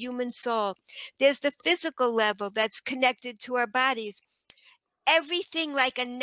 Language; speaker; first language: English; native; English